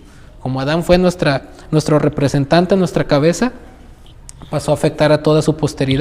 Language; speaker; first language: Spanish; native; Spanish